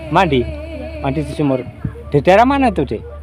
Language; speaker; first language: Indonesian; non-native, local second language; Javanese